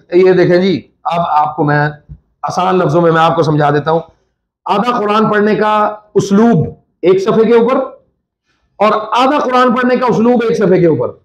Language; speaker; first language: Urdu; native; Urdu